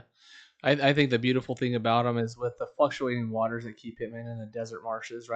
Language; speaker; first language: English; native; English